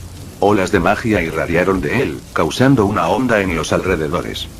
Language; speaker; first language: Spanish; native; Spanish